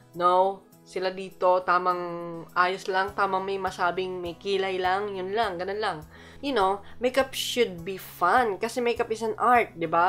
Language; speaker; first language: Filipino; native; Filipino